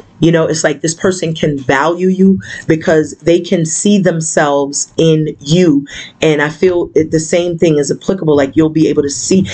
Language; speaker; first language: English; native; English